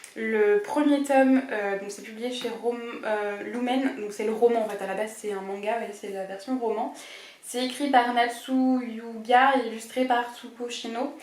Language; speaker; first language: French; native; French